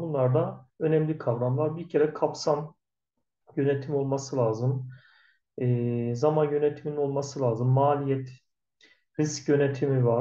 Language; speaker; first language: Turkish; native; Turkish